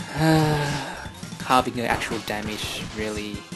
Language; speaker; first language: English; native; English